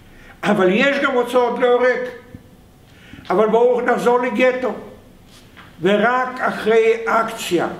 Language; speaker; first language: Hebrew; non-native, fluent; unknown